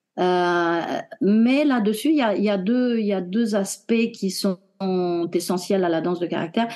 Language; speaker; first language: French; non-native, fluent; Romanian